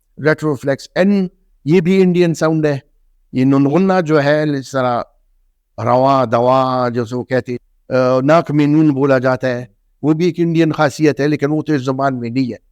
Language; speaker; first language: Urdu; non-native, local second language; Northern Hindko